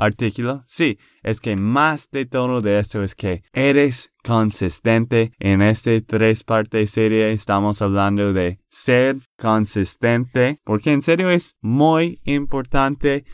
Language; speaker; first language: Spanish; non-native, fluent; English